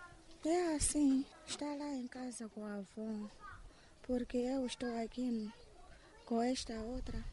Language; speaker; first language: Portuguese; non-native, local second language; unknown